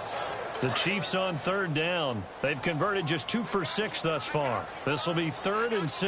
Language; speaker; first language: English; native; English